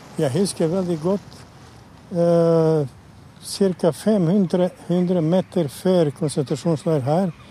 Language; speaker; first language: Norwegian; non-native, learner; Bosnian